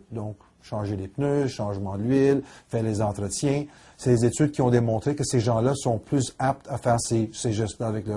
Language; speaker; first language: French; native; French